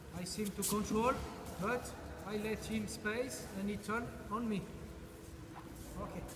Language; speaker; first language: English; non-native, learner; French